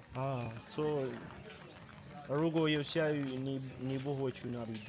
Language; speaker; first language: Chinese; non-native, learner; Central Kurdish